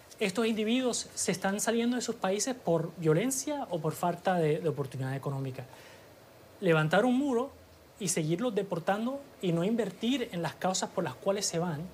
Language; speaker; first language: Spanish; early bilingual, heritage; Spanish